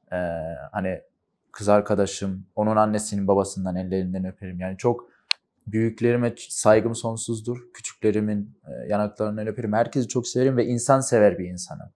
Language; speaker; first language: Turkish; early bilingual, heritage; Turkish